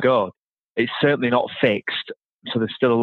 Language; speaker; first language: English; native; English